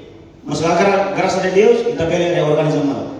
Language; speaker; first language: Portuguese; non-native, local second language; Tetum